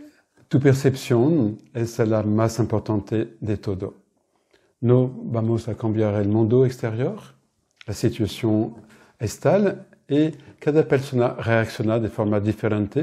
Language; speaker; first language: Spanish; non-native, fluent; French